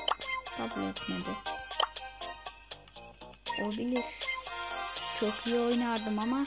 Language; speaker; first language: Turkish; native; Turkish